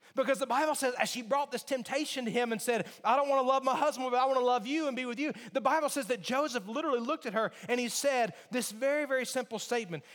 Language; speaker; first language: English; native; English